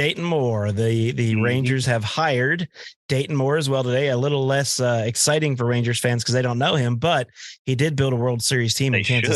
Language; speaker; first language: English; native; English